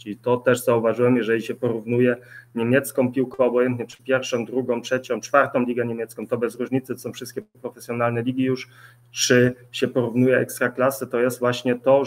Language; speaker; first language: Polish; early bilingual, heritage; Polish